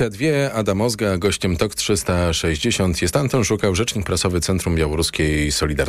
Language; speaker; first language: Polish; native; Polish